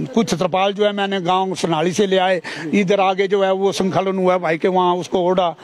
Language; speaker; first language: Hindi; native; Hindi